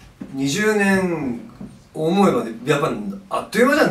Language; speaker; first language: Japanese; native; Japanese